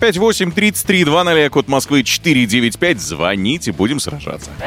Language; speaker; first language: Russian; native; Russian